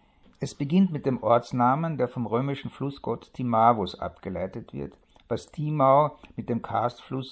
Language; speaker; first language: German; native; German